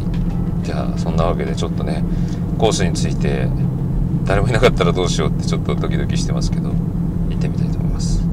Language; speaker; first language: Japanese; native; Japanese